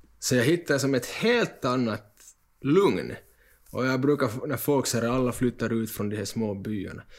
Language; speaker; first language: Swedish; native; Swedish